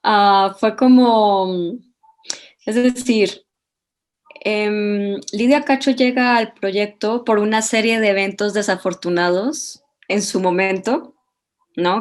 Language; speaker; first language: Spanish; native; Spanish